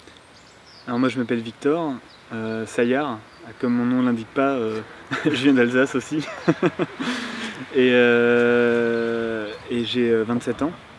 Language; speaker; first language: French; native; French